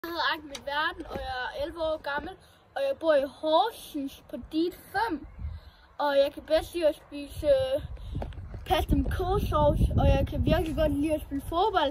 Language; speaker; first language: Danish; early bilingual, other home language; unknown